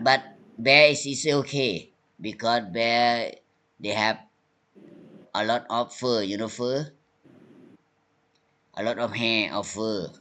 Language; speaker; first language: English; non-native, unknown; Thai